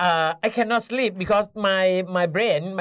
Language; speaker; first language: English; non-native, learner; Thai